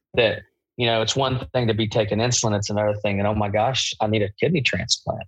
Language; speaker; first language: English; native; English